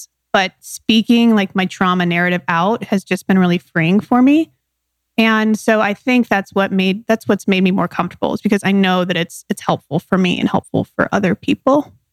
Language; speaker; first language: English; native; English